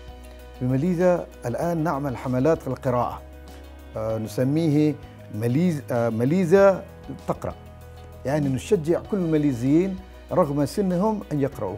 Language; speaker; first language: Arabic; non-native, fluent; Malay